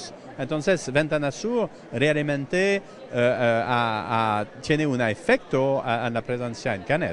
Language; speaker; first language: Spanish; non-native, fluent; French